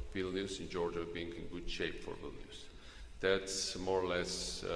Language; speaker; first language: English; non-native, fluent; Georgian